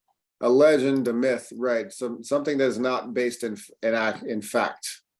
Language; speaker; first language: English; native; English